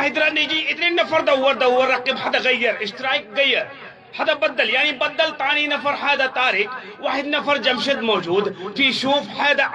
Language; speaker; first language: Arabic; non-native, learner; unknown